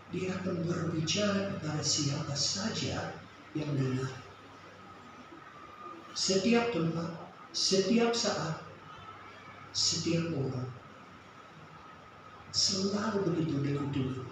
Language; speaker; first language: Indonesian; non-native, fluent; English